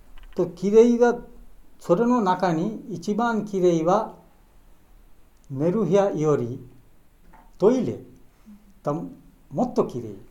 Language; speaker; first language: Japanese; non-native, learner; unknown